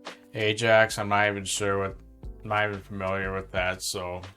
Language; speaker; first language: English; native; English